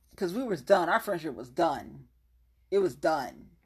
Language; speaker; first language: English; native; English